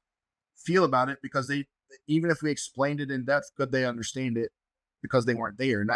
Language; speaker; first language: English; native; English